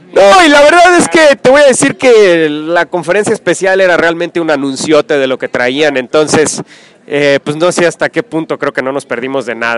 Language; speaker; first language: Spanish; native; Spanish